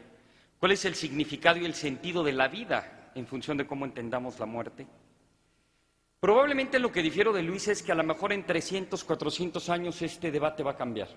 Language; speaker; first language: Spanish; native; Spanish